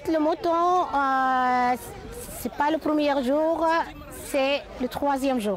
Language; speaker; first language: French; non-native, learner; Arabic